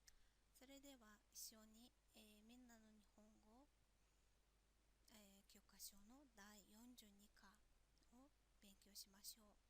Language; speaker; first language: Japanese; non-native, fluent; Mongolian